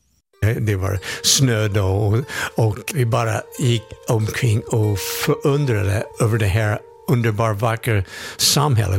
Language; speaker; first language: Swedish; non-native, fluent; English